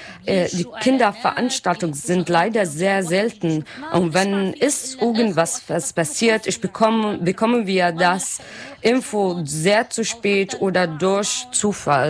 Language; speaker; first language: German; non-native, learner; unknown